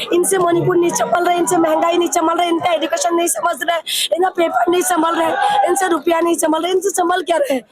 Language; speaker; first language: Hindi; non-native, local second language; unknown